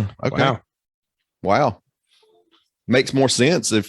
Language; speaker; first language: English; native; English